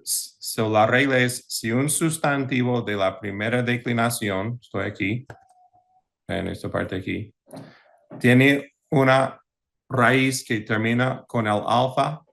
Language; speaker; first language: Spanish; early bilingual, heritage; English